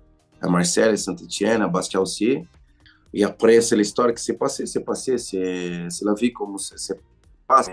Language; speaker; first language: French; non-native, learner; Portuguese